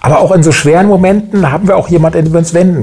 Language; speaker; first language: German; native; German